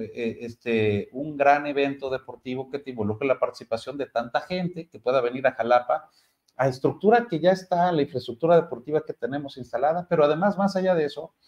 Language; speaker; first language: Spanish; native; Spanish